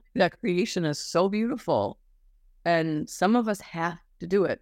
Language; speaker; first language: English; native; English